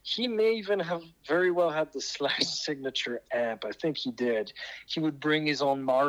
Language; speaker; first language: English; non-native, fluent; French